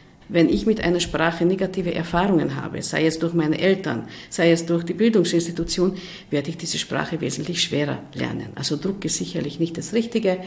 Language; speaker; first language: German; non-native, fluent; Hungarian